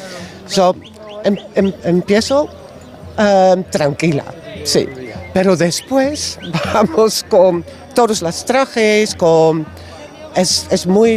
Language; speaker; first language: Spanish; non-native, learner; Dutch